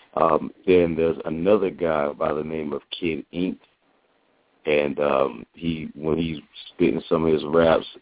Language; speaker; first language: English; native; English